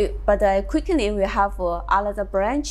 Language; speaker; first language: English; non-native, learner; Chinese